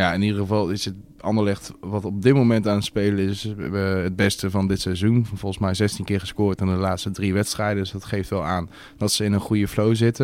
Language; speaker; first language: Dutch; native; Dutch